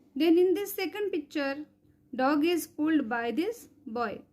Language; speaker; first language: English; non-native, local second language; Marathi